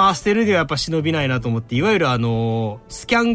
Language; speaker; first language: Japanese; native; Japanese